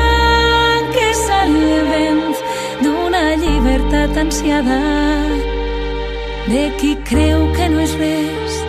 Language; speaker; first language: Catalan; non-native, local second language; Spanish